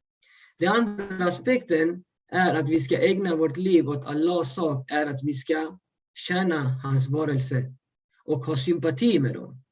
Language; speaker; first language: Swedish; early bilingual, other home language; Urdu